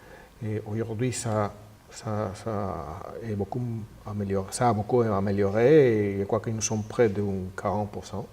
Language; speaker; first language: French; non-native, fluent; Spanish